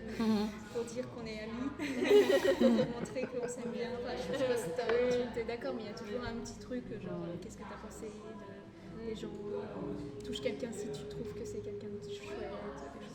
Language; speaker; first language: French; native; French